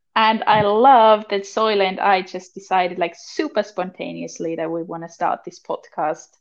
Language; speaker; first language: English; non-native, fluent; German